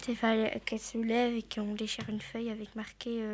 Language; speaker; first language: French; native; French